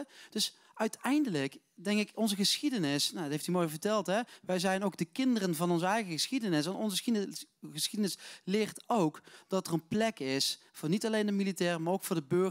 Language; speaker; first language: Dutch; native; Dutch